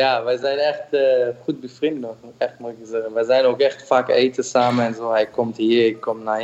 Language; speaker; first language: Dutch; non-native, fluent; German